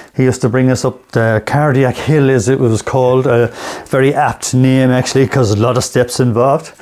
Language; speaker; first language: English; native; English